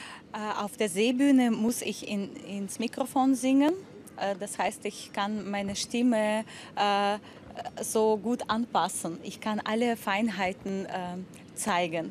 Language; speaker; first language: German; non-native, fluent; Russian